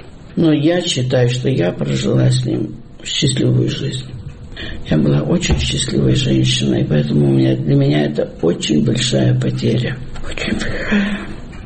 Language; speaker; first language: Russian; native; Russian